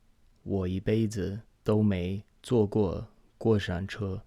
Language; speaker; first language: Chinese; non-native, fluent; English